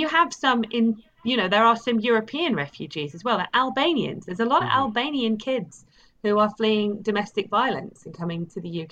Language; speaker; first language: English; native; English